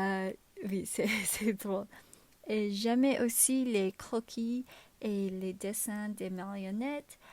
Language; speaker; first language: French; non-native, learner; English